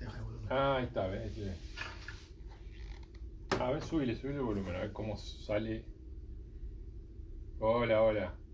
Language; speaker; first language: Spanish; native; Spanish